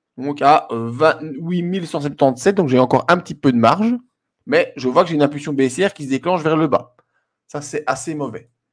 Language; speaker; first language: French; native; French